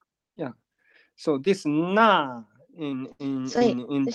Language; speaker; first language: English; non-native, learner; Japanese